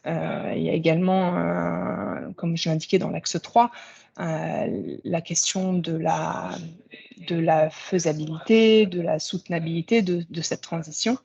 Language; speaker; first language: French; native; French